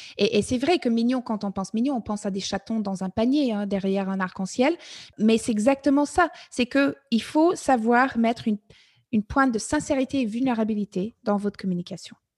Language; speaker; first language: French; non-native, fluent; English